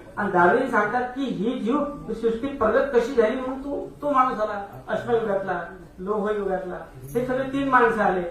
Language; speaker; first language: Marathi; non-native, local second language; Hindi